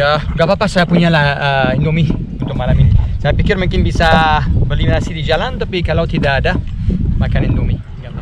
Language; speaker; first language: Indonesian; non-native, learner; English